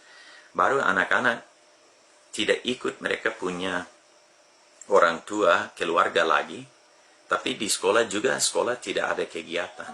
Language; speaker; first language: Indonesian; non-native, fluent; English